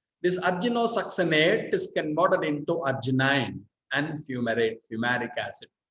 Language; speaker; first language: English; non-native, local second language; Tamil